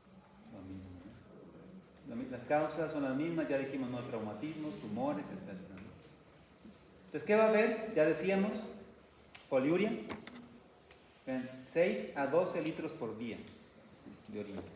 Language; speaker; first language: Spanish; native; Spanish